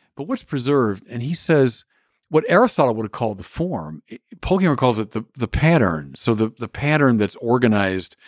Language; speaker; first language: English; native; English